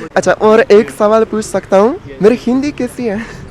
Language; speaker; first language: Hindi; non-native, fluent; Japanese